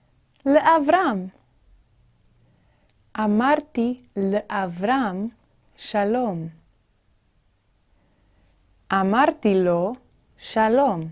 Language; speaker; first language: Hebrew; non-native, fluent; English